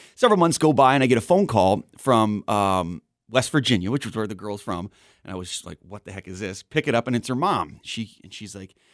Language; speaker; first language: English; native; English